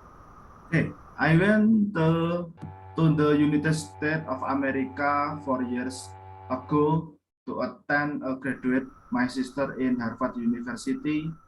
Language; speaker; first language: English; non-native, learner; Indonesian